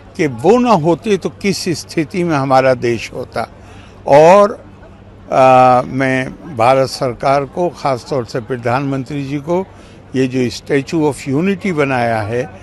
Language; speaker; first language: Hindi; native; Hindi